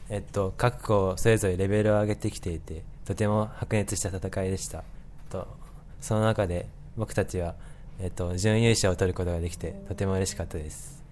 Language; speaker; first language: Japanese; native; Japanese